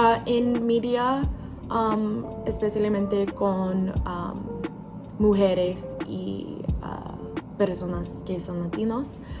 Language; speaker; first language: Spanish; non-native, learner; English